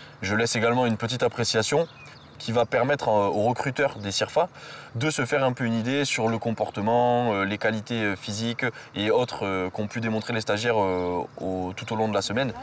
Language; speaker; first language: French; native; French